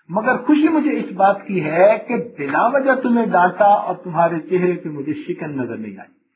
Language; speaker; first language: Urdu; non-native, local second language; Punjabi